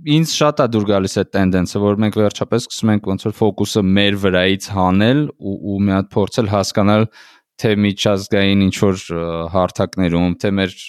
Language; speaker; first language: Armenian; native; Armenian